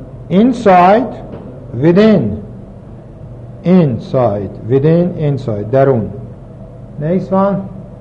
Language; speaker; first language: English; non-native, fluent; Persian